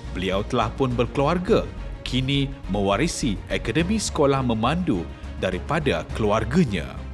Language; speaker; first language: Malay; native; Malay